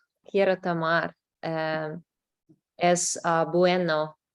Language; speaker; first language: Spanish; non-native, learner; English